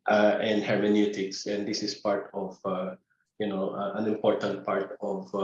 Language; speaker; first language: English; non-native, local second language; Filipino